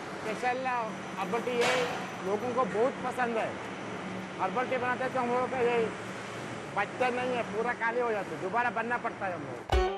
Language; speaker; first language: Hindi; non-native, local second language; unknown